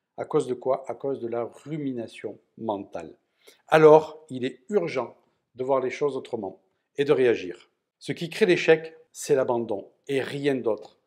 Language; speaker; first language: French; native; French